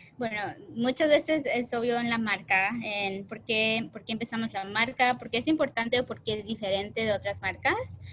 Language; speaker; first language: Spanish; early bilingual, heritage; Spanish